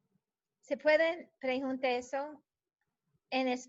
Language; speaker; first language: Spanish; non-native, learner; English